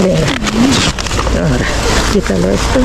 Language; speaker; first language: Spanish; non-native, fluent; Filipino